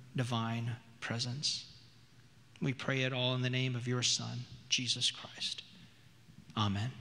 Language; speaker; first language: English; native; English